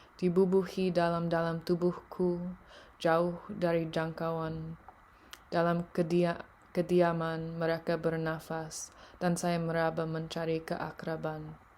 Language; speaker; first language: Indonesian; early bilingual, heritage; English